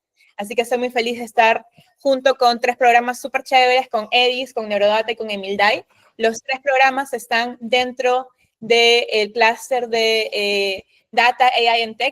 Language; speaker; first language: Spanish; native; Spanish